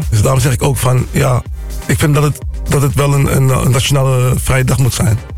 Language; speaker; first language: Dutch; native; Dutch